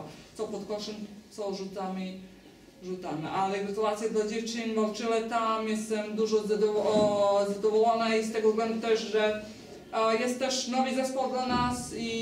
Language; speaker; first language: Polish; non-native, fluent; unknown